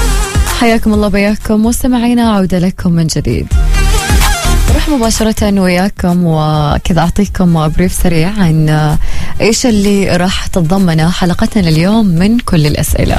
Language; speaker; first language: Arabic; native; Arabic